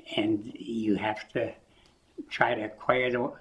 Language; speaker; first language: English; native; English